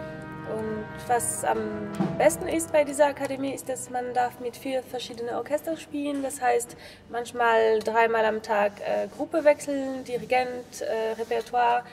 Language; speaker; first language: German; non-native, fluent; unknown